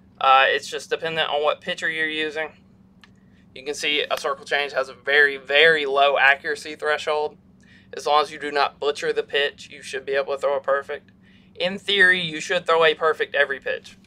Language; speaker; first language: English; native; English